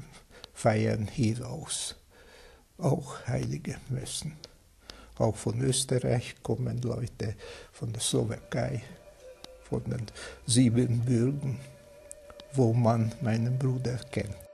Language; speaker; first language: German; non-native, fluent; Hungarian